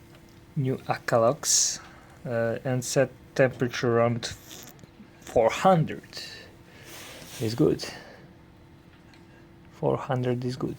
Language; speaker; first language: English; non-native, learner; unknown